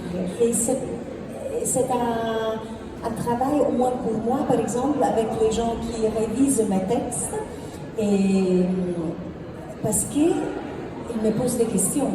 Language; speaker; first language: French; non-native, fluent; Italian